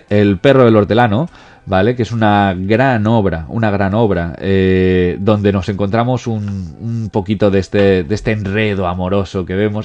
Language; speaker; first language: Spanish; native; Spanish